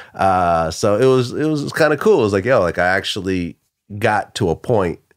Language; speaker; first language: English; early bilingual, other home language; Russian